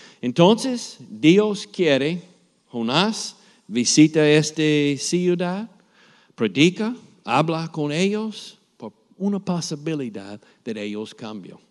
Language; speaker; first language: Spanish; non-native, learner; English